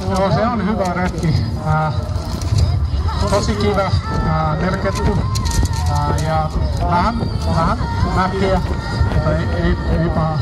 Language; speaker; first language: Finnish; non-native, learner; English